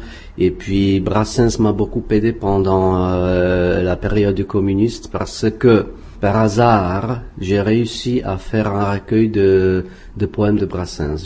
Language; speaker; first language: French; non-native, fluent; Czech